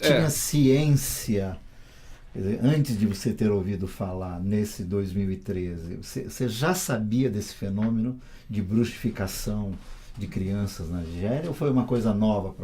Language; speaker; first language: Portuguese; native; Portuguese